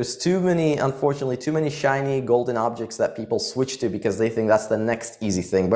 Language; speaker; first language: English; early bilingual, other home language; Arabic